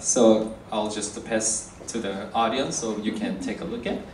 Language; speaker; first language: English; non-native, fluent; Korean